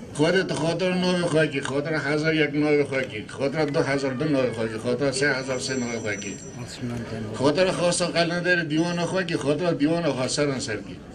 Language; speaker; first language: Armenian; non-native, local second language; Kurdish